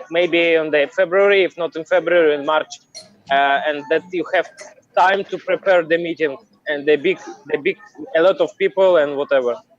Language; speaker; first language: English; non-native, fluent; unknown